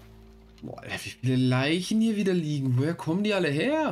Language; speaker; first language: German; native; German